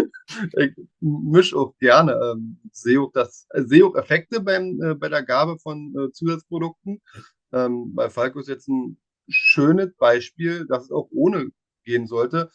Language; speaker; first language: German; native; German